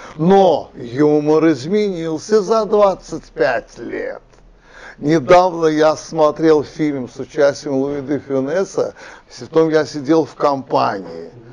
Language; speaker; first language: Russian; non-native, local second language; Azerbaijani